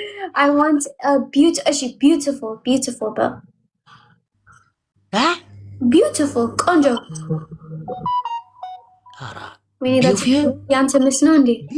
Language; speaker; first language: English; non-native, learner; Amharic